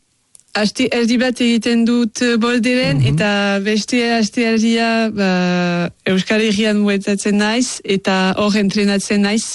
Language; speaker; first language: Basque; non-native, local second language; French